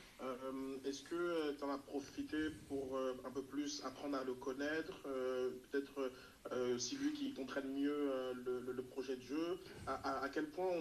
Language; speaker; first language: French; native; French